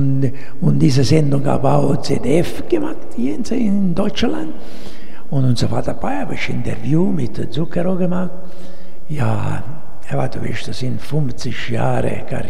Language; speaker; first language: German; non-native, learner; Italian